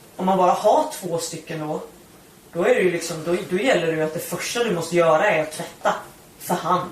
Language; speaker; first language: Swedish; native; Swedish